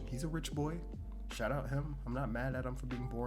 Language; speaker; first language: English; native; English